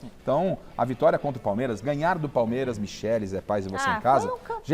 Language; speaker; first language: Portuguese; native; Portuguese